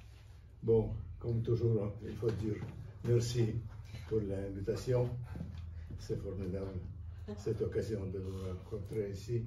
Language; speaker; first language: French; non-native, fluent; Russian